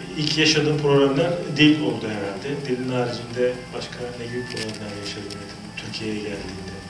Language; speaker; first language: Turkish; native; Turkish